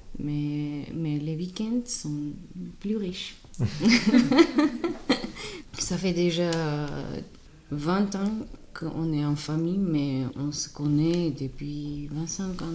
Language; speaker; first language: French; non-native, fluent; Armenian